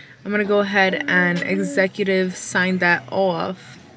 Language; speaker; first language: English; early bilingual, other home language; Spanish